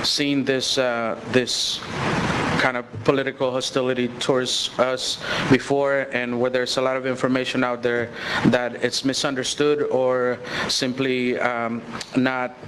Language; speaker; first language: English; early bilingual, other home language; Spanish